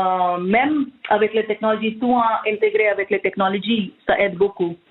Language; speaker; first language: French; non-native, learner; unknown